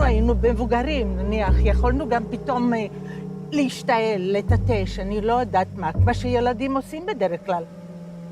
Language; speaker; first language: Hebrew; early bilingual, other home language; Croatian